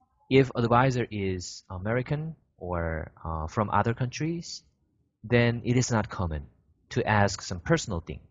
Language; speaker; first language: English; non-native, learner; Korean